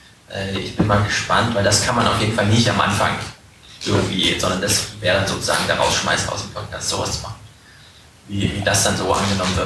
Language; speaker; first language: German; native; German